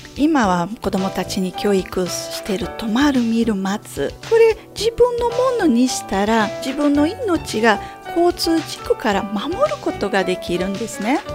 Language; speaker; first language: Japanese; non-native, fluent; Portuguese